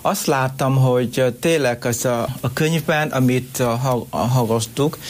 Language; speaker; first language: Hungarian; non-native, learner; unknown